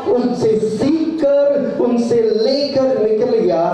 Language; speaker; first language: Hindi; non-native, local second language; Bangla